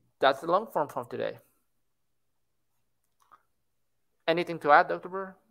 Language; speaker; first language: English; non-native, fluent; Spanish